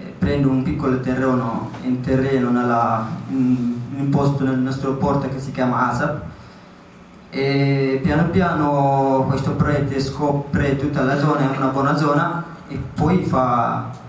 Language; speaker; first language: Italian; non-native, fluent; Tigrinya